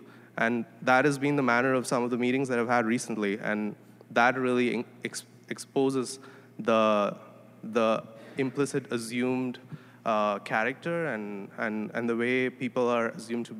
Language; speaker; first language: English; non-native, local second language; Tamil